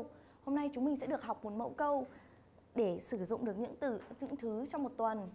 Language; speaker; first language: Vietnamese; native; Vietnamese